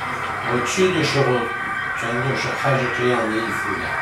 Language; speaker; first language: Chinese; non-native, fluent; French